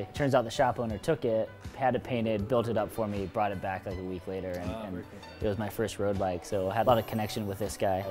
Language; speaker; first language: English; native; English